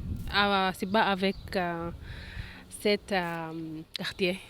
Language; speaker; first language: French; non-native, learner; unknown